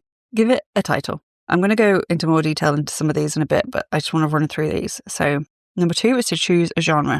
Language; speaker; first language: English; native; English